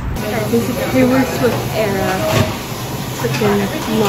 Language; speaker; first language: English; native; English